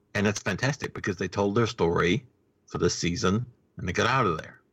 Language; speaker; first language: English; native; English